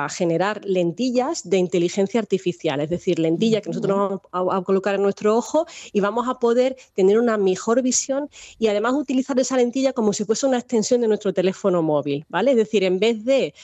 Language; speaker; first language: Spanish; native; Spanish